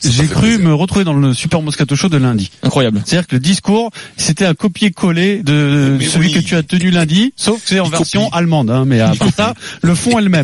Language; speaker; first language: French; native; French